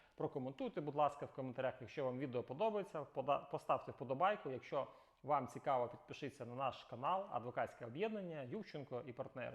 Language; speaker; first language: Ukrainian; native; Ukrainian